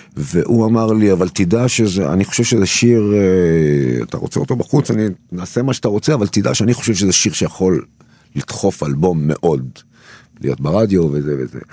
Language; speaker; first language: Hebrew; early bilingual, other home language; Turkish